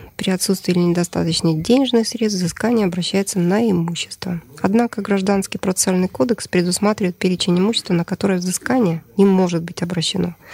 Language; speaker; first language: Russian; native; Russian